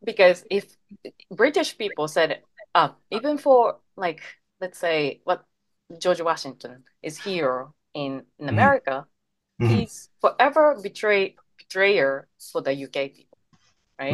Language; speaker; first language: English; non-native, fluent; Japanese